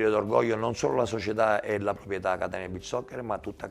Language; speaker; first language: Italian; native; Italian